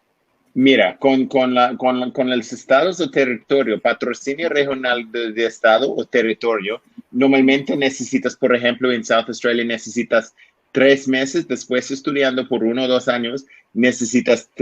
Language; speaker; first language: Spanish; non-native, learner; English